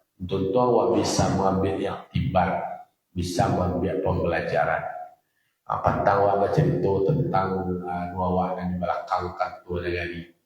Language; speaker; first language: Indonesian; non-native, local second language; Minangkabau